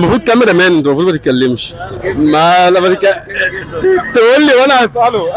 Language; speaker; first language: Arabic; native; Arabic